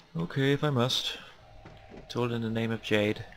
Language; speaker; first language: English; native; English